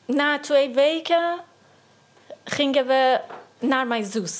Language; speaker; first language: Dutch; non-native, learner; Persian